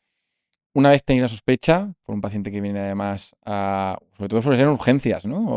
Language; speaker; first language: Spanish; native; Spanish